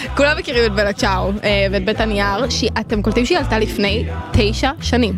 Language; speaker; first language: Hebrew; native; Hebrew